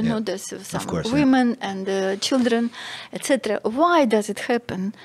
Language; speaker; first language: English; non-native, fluent; Russian